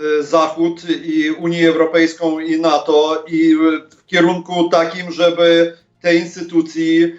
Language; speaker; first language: Polish; non-native, fluent; Ukrainian